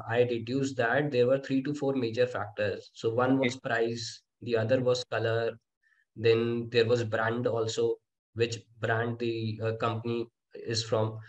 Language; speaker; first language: English; non-native, local second language; Hindi